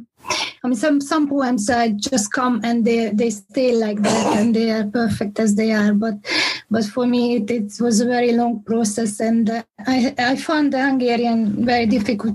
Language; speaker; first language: English; non-native, fluent; Hungarian